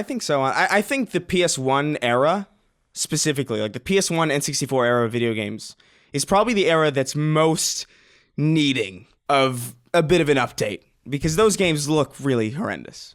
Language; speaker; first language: English; native; English